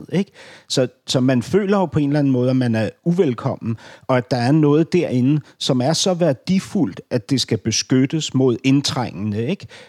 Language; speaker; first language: Danish; native; Danish